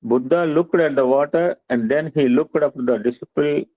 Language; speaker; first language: English; non-native, local second language; Telugu